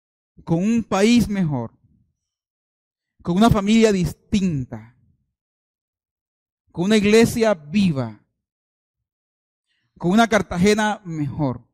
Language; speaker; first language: Spanish; native; Spanish